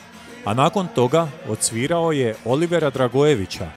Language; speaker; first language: Croatian; native; Croatian